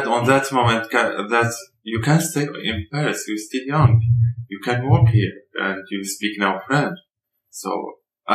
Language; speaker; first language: English; non-native, learner; Arabic